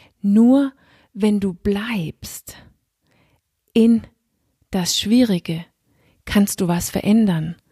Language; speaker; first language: German; non-native, fluent; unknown